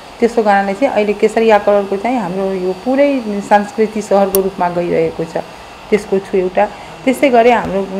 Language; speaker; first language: Nepali; non-native, local second language; Maithili